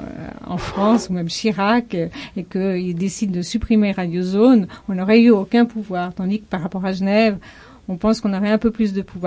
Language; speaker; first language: French; native; French